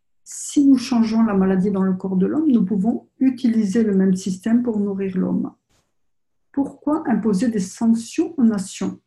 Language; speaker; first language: French; native; French